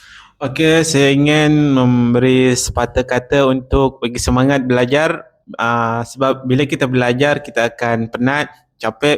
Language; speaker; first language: Indonesian; non-native, learner; Arabic